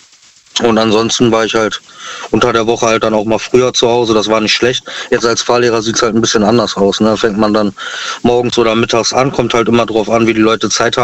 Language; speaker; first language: German; native; German